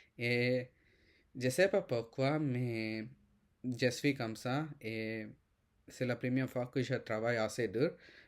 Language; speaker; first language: French; non-native, learner; Telugu